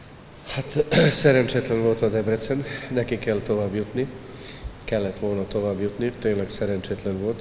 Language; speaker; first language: Hungarian; non-native, fluent; Serbian